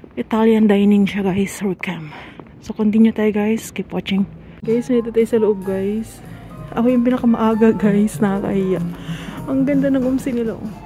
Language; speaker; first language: Filipino; native; Filipino